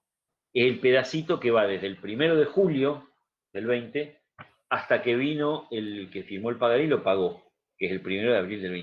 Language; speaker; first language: Spanish; native; Spanish